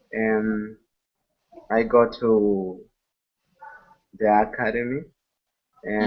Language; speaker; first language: English; non-native, learner; Spanish